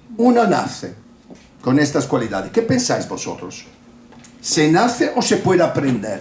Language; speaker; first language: Spanish; non-native, fluent; Italian